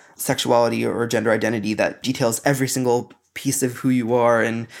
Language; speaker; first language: English; native; English